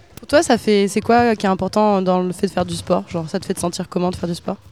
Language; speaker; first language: French; native; French